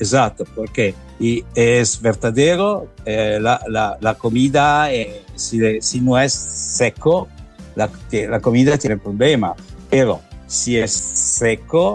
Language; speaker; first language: Spanish; non-native, learner; Italian